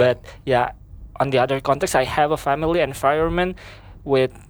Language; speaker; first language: English; non-native, learner; Indonesian